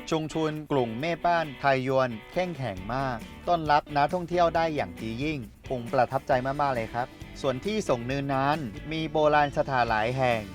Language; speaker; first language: Thai; non-native, fluent; Chinese